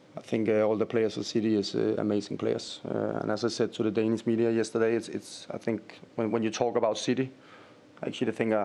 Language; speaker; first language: English; non-native, fluent; Danish